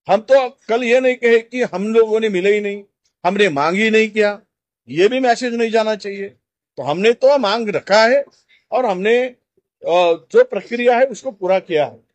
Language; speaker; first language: Hindi; non-native, local second language; Marathi